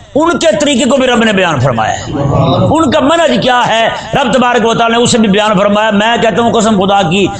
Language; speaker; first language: Urdu; native; Urdu